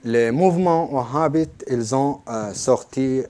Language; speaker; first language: French; non-native, learner; Arabic